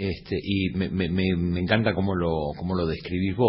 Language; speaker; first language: Spanish; native; Spanish